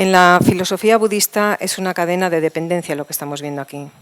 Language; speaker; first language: Spanish; native; Spanish